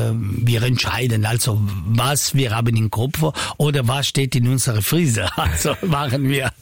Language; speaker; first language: German; non-native, learner; Italian